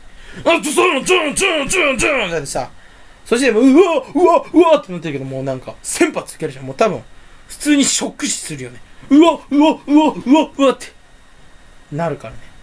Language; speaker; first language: Japanese; native; Japanese